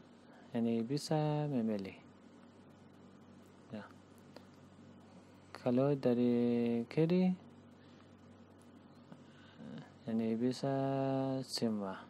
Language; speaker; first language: Indonesian; non-native, learner; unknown